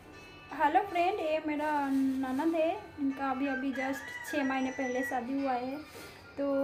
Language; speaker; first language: Hindi; non-native, local second language; Bangla